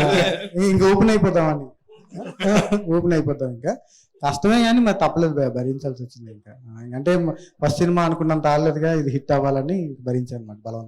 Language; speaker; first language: Telugu; native; Telugu